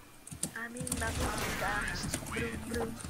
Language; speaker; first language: English; non-native, learner; Hungarian